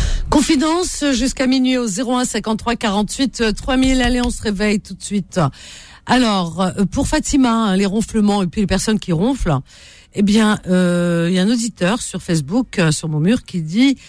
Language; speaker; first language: French; native; French